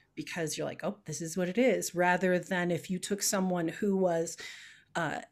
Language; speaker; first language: English; native; English